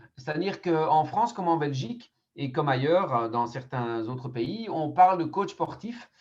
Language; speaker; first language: French; native; French